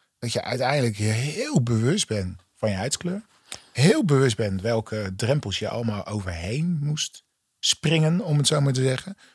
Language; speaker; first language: Dutch; native; Dutch